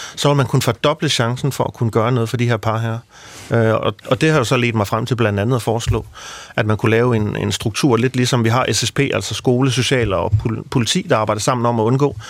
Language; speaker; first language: Danish; native; Danish